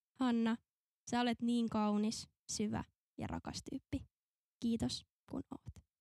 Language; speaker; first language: Finnish; native; Finnish